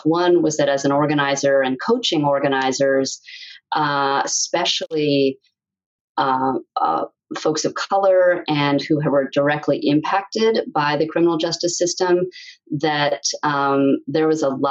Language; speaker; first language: English; native; English